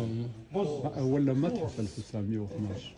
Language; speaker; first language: Arabic; native; Arabic